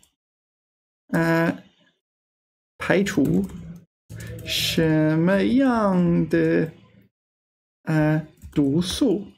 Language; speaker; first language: Chinese; non-native, learner; English